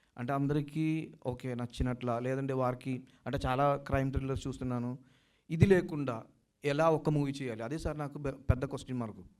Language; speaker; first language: Telugu; non-native, learner; Malayalam